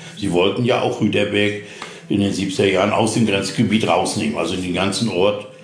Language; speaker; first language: German; native; German